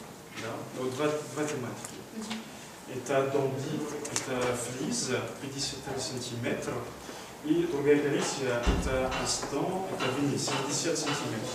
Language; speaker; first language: Russian; non-native, learner; French